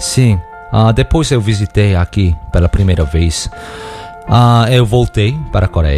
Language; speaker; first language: Portuguese; non-native, learner; Korean